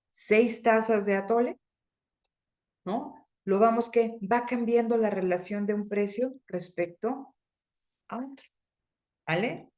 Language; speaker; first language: Spanish; native; Spanish